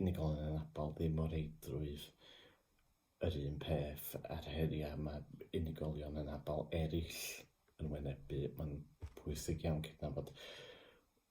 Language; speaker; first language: Welsh; non-native, local second language; English